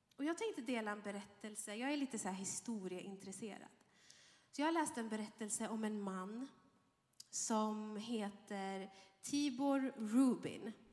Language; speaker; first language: Swedish; early bilingual, other home language; Arabic